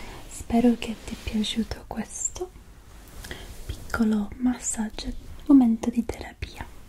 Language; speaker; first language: Italian; non-native, fluent; English